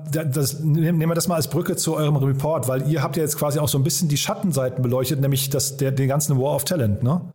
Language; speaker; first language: German; native; German